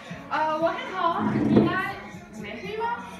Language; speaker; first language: Chinese; non-native, learner; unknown